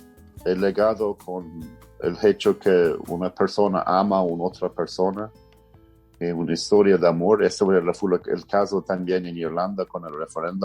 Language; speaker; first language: Spanish; non-native, fluent; English